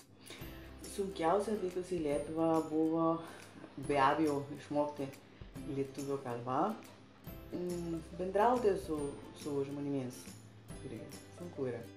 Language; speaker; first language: Lithuanian; non-native, fluent; Spanish